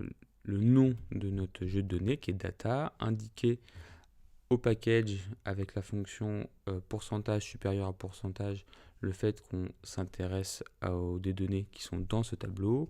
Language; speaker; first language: French; native; French